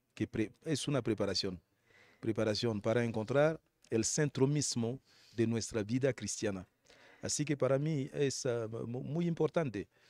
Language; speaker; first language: Spanish; non-native, fluent; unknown